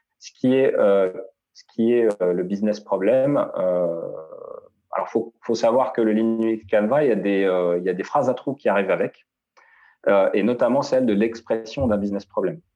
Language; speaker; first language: French; non-native, local second language; Arabic